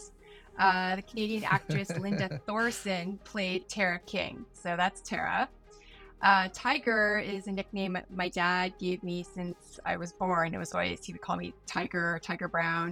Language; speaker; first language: English; native; English